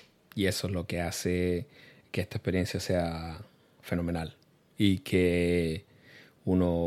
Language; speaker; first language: Spanish; early bilingual, heritage; Spanish